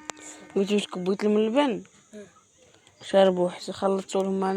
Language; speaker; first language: Arabic; native; Arabic